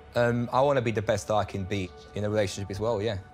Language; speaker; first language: English; non-native, fluent; Polish